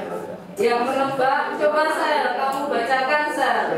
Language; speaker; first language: Indonesian; native; Indonesian